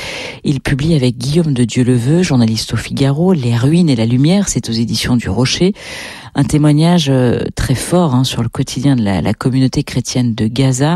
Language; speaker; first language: French; native; French